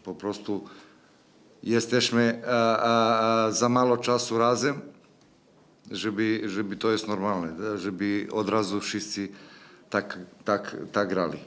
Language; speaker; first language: Polish; non-native, learner; Serbian